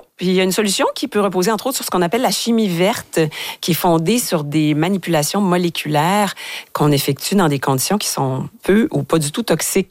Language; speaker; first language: French; native; French